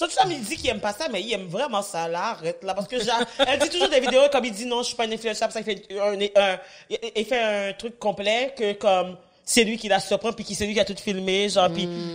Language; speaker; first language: French; native; French